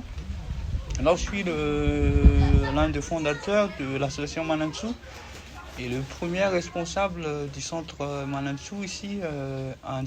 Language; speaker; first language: French; non-native, local second language; Malagasy